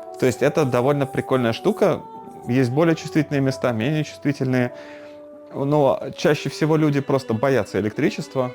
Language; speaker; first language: Russian; native; Russian